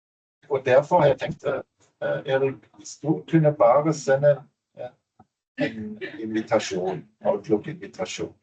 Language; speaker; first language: Norwegian; non-native, fluent; German